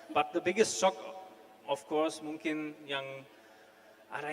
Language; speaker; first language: Indonesian; non-native, fluent; German